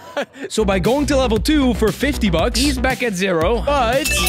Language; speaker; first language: English; native; English